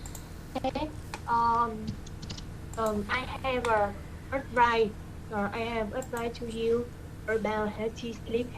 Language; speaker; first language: English; non-native, learner; Vietnamese